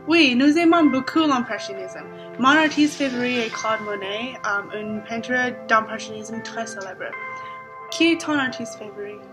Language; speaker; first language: French; non-native, learner; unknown